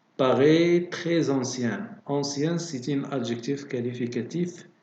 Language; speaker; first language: French; non-native, local second language; Arabic